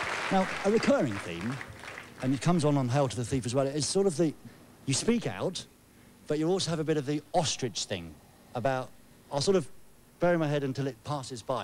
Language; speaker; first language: English; native; English